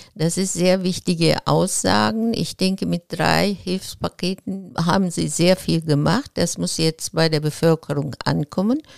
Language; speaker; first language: German; non-native, fluent; Turkish